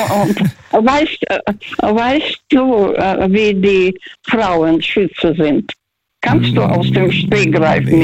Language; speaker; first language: German; non-native, fluent; Russian